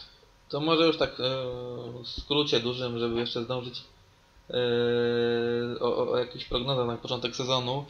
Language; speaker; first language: Polish; native; Polish